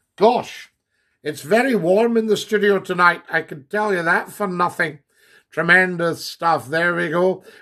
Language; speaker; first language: English; native; English